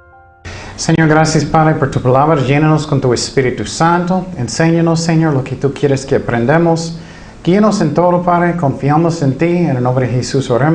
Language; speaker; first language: Spanish; non-native, fluent; English